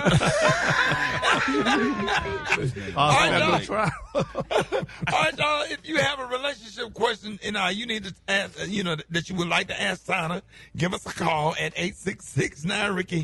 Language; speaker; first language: English; native; English